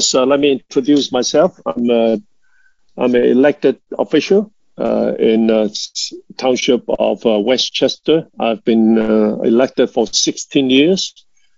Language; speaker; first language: English; non-native, local second language; Cantonese